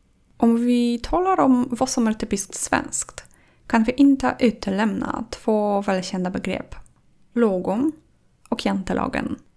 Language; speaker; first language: Swedish; non-native, fluent; Polish